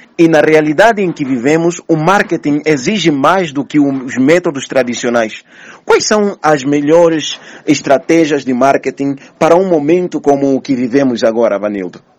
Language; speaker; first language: Portuguese; native; Portuguese